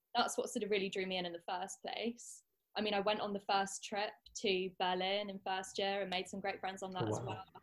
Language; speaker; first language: English; native; English